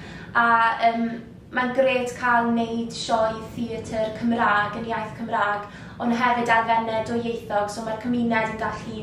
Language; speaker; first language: Welsh; native; Welsh